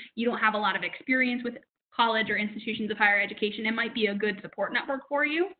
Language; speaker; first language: English; native; English